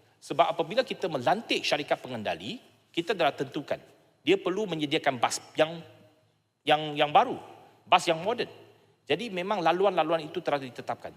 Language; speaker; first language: Malay; non-native, local second language; Chinese